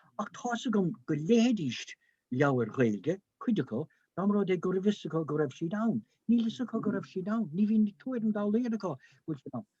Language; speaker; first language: Irish; non-native, local second language; English